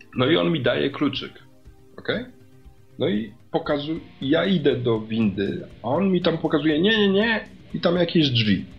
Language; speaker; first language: Polish; native; Polish